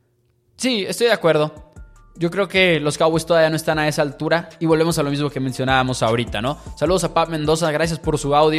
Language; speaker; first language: Spanish; native; Spanish